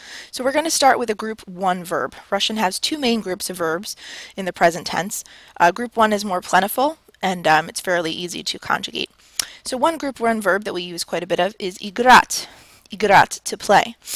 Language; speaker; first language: English; native; English